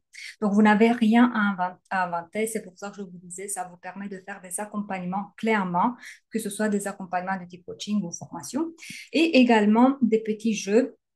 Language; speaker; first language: French; native; French